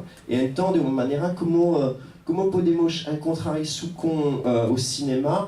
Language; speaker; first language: Portuguese; non-native, fluent; French